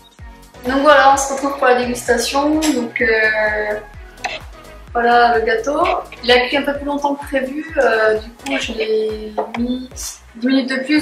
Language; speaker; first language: French; native; French